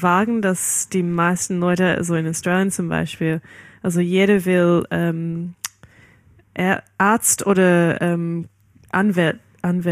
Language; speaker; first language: German; non-native, fluent; English